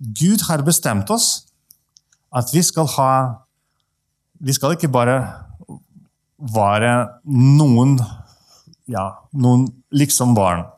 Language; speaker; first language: Norwegian; non-native, fluent; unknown